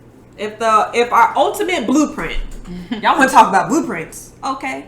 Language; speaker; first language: English; native; English